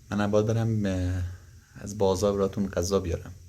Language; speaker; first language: Persian; native; Persian